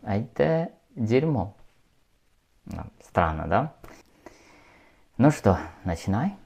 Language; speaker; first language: Russian; non-native, learner; Chinese